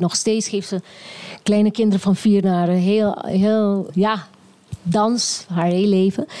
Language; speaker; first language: Dutch; non-native, local second language; Papiamento